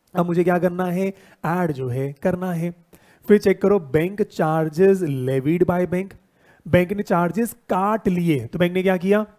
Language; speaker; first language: Hindi; native; Hindi